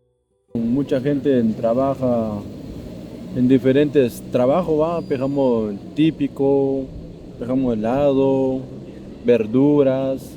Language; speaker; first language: Spanish; non-native, local second language; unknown